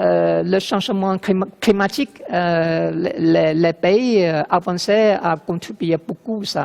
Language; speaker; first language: French; non-native, fluent; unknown